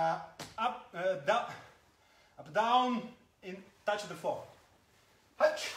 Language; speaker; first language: English; non-native, learner; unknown